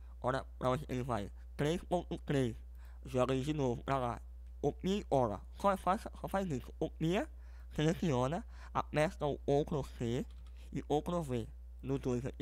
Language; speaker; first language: Portuguese; native; Portuguese